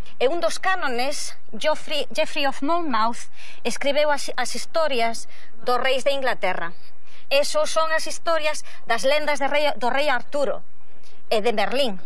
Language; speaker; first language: Galician; native; Galician